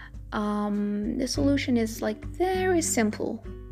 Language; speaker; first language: English; non-native, fluent; Arabic